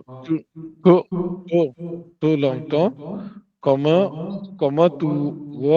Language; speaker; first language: French; non-native, learner; Hindi